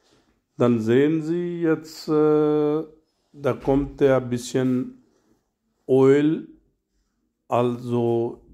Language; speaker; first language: German; non-native, learner; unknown